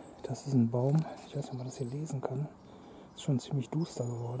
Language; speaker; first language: German; native; German